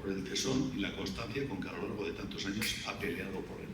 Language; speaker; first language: Spanish; native; Spanish